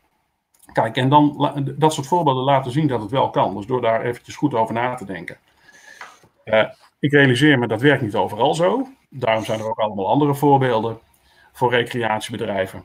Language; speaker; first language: Dutch; native; Dutch